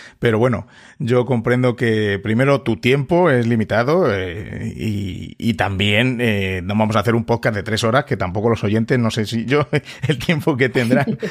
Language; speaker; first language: Spanish; native; Spanish